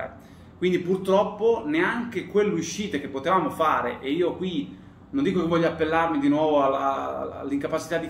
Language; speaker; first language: Italian; native; Italian